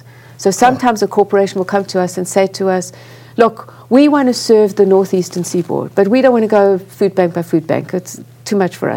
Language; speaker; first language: English; native; English